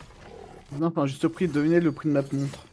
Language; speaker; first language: French; native; French